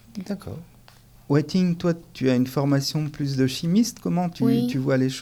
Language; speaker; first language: French; native; French